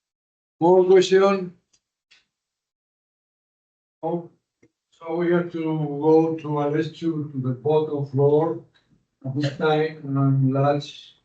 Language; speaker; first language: English; non-native, learner; Spanish